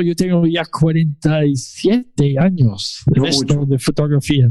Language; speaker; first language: Spanish; non-native, fluent; English